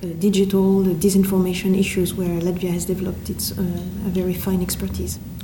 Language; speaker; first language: English; non-native, fluent; French